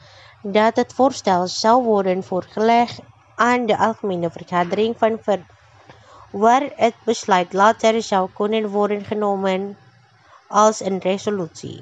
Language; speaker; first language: Dutch; non-native, fluent; Indonesian